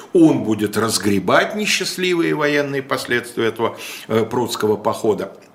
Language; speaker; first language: Russian; native; Russian